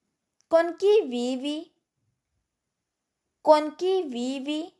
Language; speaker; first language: Italian; non-native, fluent; Urdu